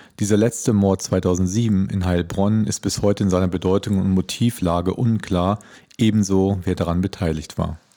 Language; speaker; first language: German; native; German